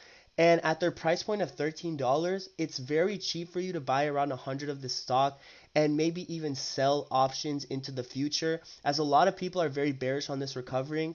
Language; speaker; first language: English; native; English